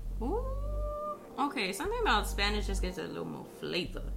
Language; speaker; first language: English; early bilingual, other home language; Spanish